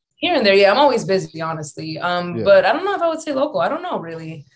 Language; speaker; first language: English; native; English